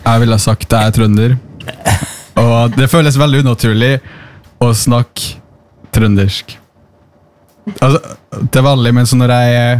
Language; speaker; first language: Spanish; non-native, fluent; Norwegian